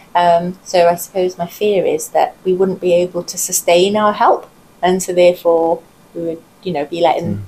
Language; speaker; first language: English; native; English